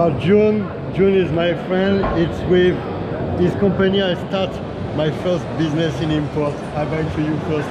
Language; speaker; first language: English; non-native, learner; French